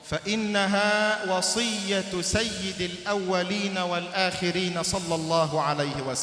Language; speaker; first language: Arabic; native; Arabic